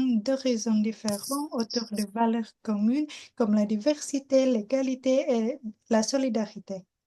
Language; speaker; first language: French; non-native, learner; Indonesian